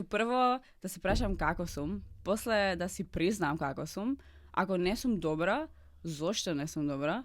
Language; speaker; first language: Macedonian; non-native, fluent; Czech